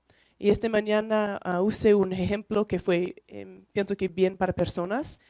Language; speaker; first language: Spanish; non-native, learner; English